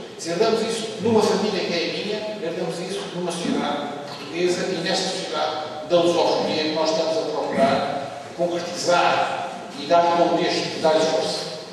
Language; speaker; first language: Portuguese; native; Portuguese